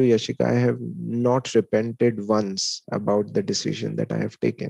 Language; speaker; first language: English; non-native, local second language; Hindi